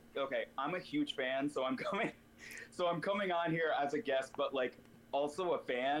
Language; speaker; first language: English; native; English